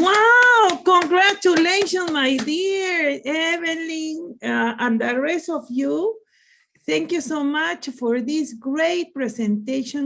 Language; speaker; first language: English; non-native, learner; Spanish